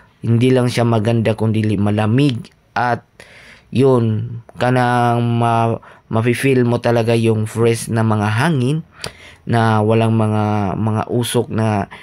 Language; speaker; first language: Filipino; non-native, local second language; Cebuano